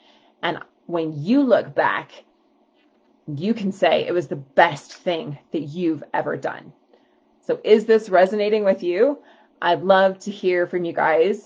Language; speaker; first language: English; native; English